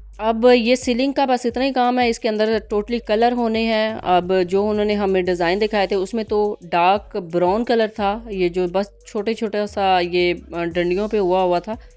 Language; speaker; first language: Urdu; non-native, local second language; Punjabi